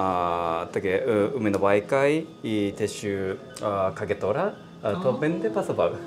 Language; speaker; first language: Polish; non-native, learner; Japanese